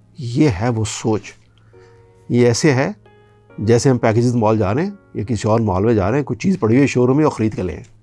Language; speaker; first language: Urdu; native; Urdu